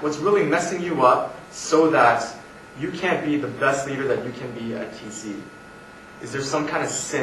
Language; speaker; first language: English; native; English